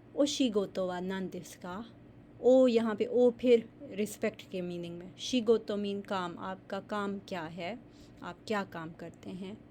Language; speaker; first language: Urdu; native; Urdu